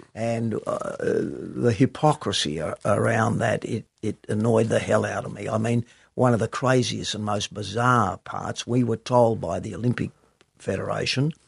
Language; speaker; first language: English; native; English